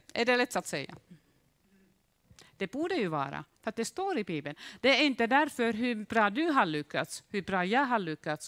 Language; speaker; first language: Swedish; non-native, fluent; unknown